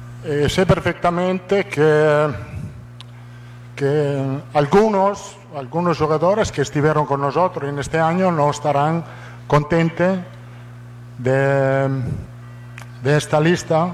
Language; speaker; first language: Portuguese; non-native, fluent; Italian